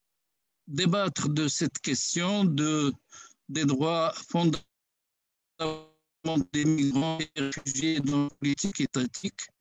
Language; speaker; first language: French; non-native, local second language; Arabic